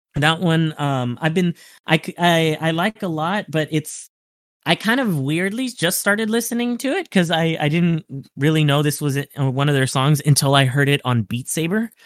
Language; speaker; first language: English; early bilingual, other home language; Spanish